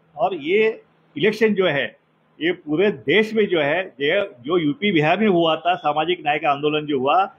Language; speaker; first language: Hindi; non-native, local second language; Marathi